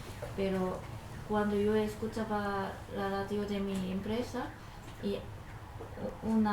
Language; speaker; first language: Spanish; non-native, learner; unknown